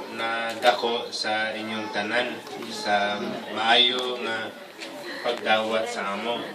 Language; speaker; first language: Cebuano; non-native, learner; Filipino